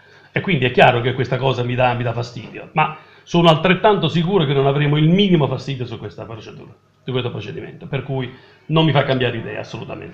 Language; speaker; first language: Italian; native; Italian